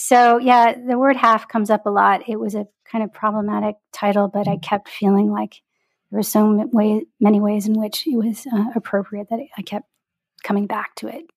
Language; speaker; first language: English; native; English